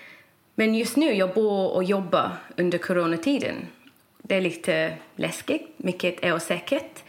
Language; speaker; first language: Swedish; non-native, fluent; English